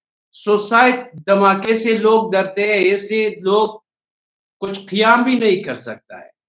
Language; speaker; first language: Hindi; non-native, learner; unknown